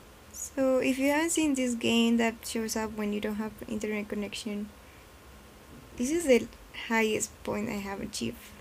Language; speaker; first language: English; non-native, fluent; Spanish